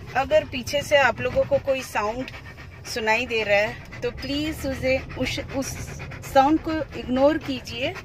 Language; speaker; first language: Hindi; non-native, local second language; Bangla